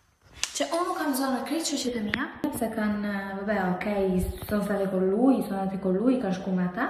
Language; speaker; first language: Albanian; early bilingual, heritage; Albanian